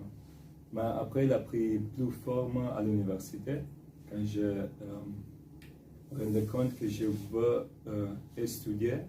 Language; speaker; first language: French; non-native, fluent; Italian